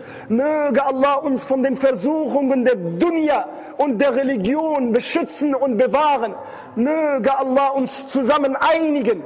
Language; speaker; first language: German; non-native, fluent; Arabic